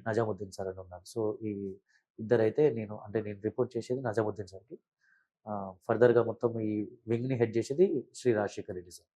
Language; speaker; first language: Telugu; early bilingual, heritage; Telugu